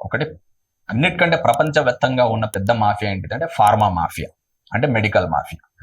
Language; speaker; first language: Telugu; non-native, local second language; Urdu